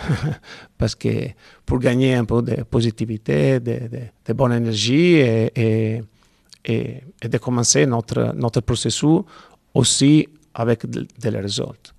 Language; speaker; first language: French; non-native, learner; Italian